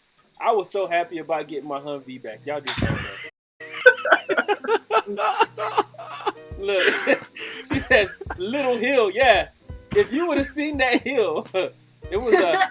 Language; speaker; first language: English; native; English